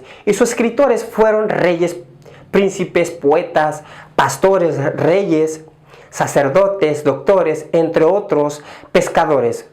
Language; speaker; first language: Spanish; native; Spanish